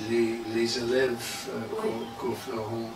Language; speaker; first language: French; non-native, learner; English